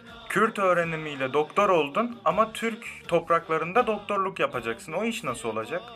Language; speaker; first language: Turkish; native; Turkish